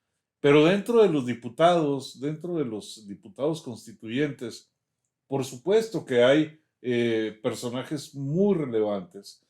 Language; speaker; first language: Spanish; native; Spanish